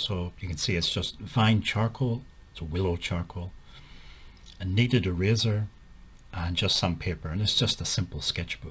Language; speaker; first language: English; native; English